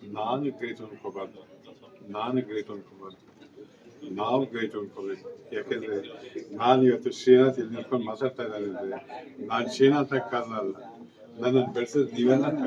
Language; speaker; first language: Kannada; native; Kannada